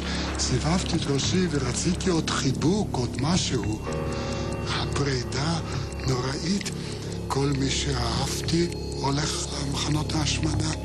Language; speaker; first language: Hebrew; non-native, fluent; Yiddish